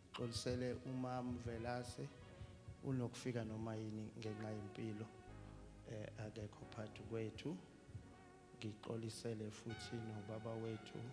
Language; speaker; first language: Zulu; native; Zulu